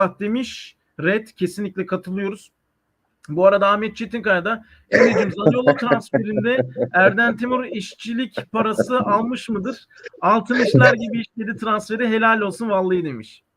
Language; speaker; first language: Turkish; native; Turkish